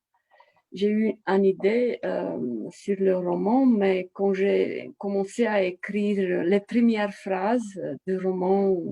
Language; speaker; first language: French; non-native, fluent; Romanian